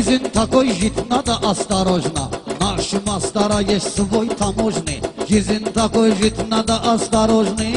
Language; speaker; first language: Russian; non-native, learner; Talysh